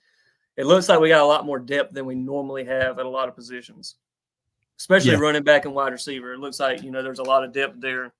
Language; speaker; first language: English; native; English